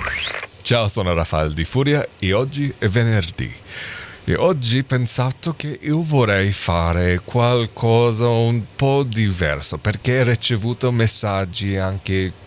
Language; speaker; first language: Italian; non-native, learner; English